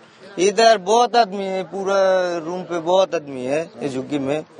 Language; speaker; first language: Hindi; non-native, learner; Bangla